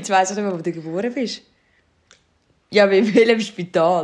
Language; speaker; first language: German; native; German